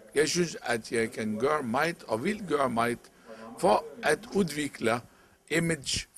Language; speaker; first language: Danish; non-native, local second language; Arabic